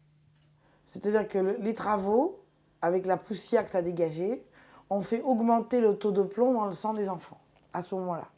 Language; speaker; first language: French; native; French